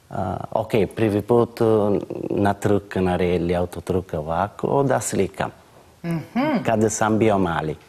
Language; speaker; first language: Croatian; non-native, learner; Italian